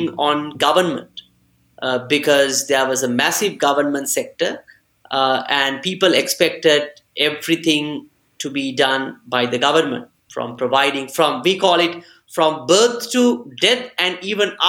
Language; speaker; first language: English; non-native, local second language; Sinhala